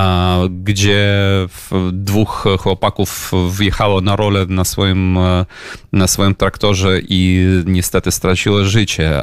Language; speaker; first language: Polish; non-native, fluent; Ukrainian